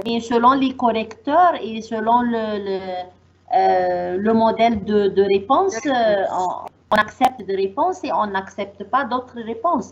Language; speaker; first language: French; non-native, fluent; Arabic